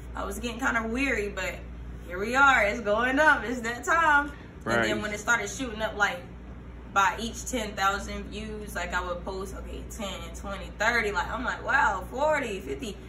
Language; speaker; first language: English; native; English